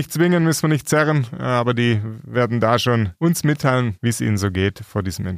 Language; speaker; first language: German; native; German